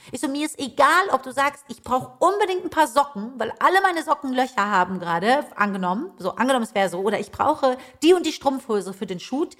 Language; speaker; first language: German; early bilingual, other home language; Persian